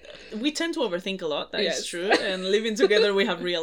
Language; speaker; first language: English; non-native, fluent; Spanish